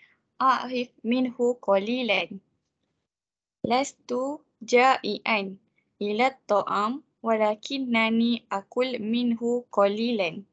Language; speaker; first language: Arabic; non-native, learner; Malay